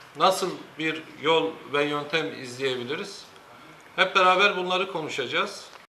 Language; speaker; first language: Turkish; native; Turkish